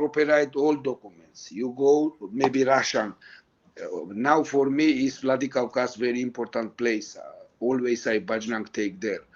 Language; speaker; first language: English; non-native, learner; Georgian